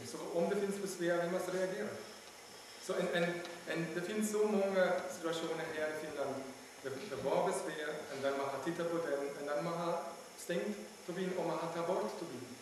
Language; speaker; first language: Swedish; non-native, learner; German